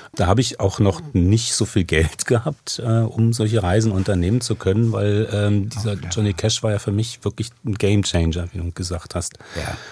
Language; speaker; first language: German; native; German